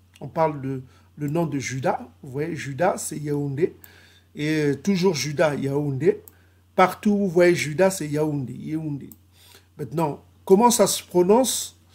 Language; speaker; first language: French; non-native, local second language; Kongo